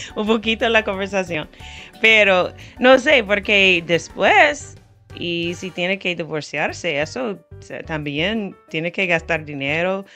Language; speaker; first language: Spanish; non-native, fluent; English